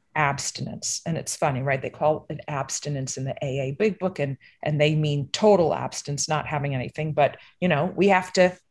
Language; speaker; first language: English; native; English